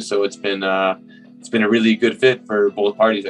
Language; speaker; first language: English; native; English